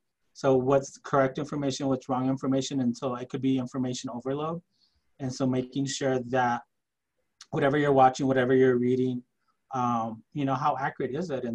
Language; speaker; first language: English; early bilingual, other home language; Spanish